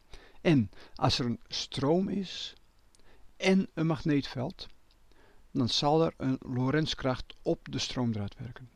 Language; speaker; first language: Dutch; native; Dutch